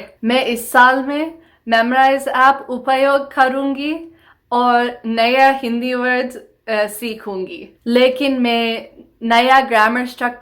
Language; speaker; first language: Hindi; non-native, learner; English